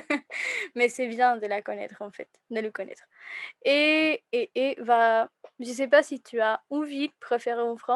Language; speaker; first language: French; non-native, fluent; Spanish